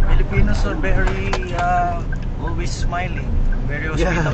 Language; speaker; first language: English; non-native, local second language; Filipino